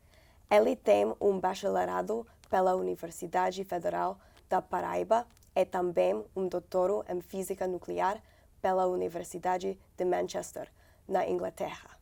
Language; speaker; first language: Portuguese; non-native, learner; English